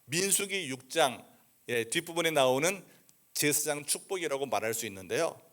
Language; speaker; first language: Korean; native; Korean